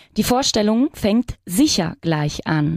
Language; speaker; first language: German; non-native, fluent; Spanish